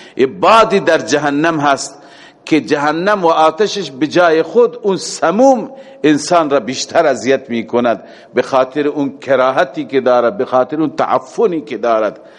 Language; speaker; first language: Persian; native; Persian